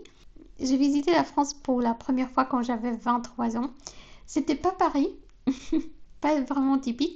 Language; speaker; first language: French; non-native, fluent; Polish